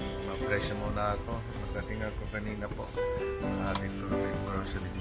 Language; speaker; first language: Filipino; non-native, learner; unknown